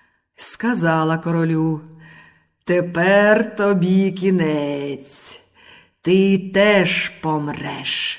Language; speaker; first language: Ukrainian; native; Ukrainian